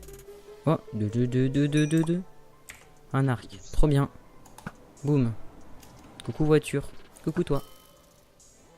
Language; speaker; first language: French; native; French